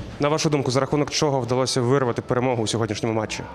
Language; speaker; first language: Ukrainian; native; Ukrainian